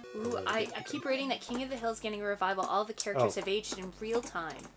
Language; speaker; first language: English; native; English